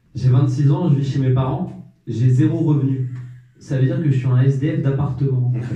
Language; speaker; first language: French; non-native, local second language; Arabic